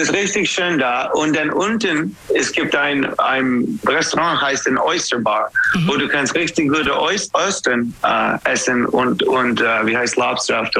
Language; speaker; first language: German; non-native, learner; English